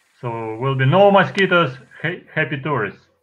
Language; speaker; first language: English; non-native, fluent; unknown